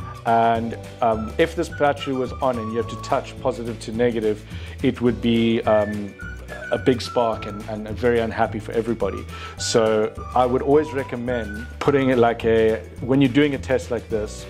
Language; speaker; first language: English; native; English